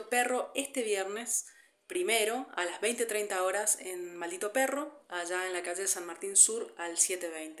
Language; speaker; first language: Spanish; native; Spanish